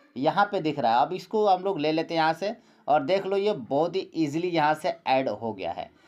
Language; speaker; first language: Hindi; native; Hindi